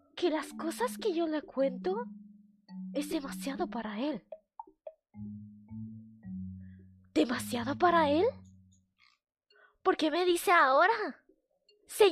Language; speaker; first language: Spanish; non-native, fluent; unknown